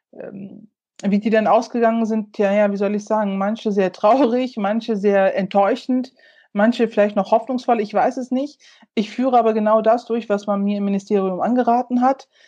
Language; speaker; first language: German; early bilingual, other home language; Turkish